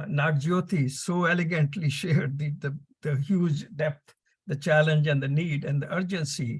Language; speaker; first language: English; non-native, local second language; Punjabi